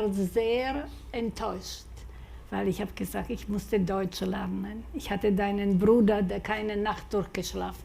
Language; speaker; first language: German; non-native, fluent; Slovak